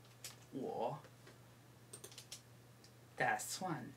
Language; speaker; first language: Chinese; non-native, learner; English